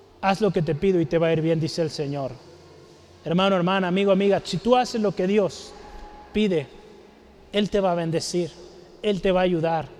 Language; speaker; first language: Spanish; native; Spanish